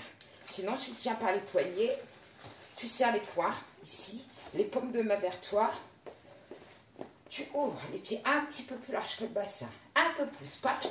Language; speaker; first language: French; native; French